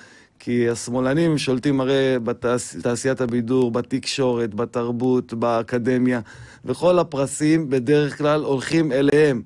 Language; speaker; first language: Hebrew; native; Hebrew